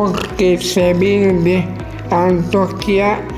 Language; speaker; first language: Spanish; native; Spanish